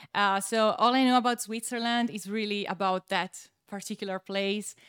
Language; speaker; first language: English; non-native, fluent; Italian